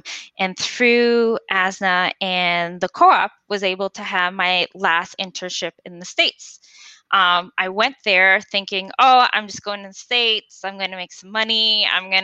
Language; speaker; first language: English; non-native, fluent; French